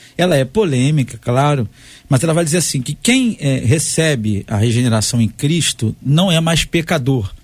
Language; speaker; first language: Portuguese; native; Portuguese